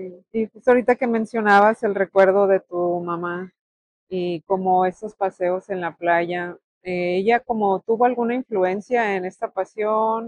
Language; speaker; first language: Spanish; native; Spanish